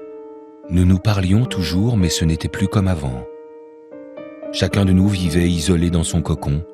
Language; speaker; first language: French; native; French